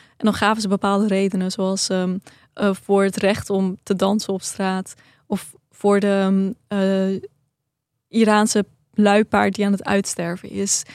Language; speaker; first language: Dutch; early bilingual, other home language; Persian